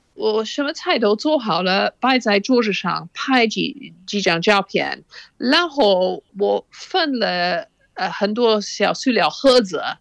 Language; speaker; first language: Chinese; non-native, fluent; English